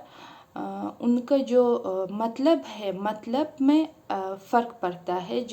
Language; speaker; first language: Hindi; non-native, fluent; Uzbek